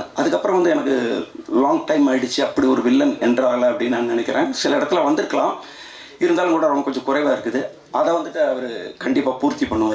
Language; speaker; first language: Tamil; native; Tamil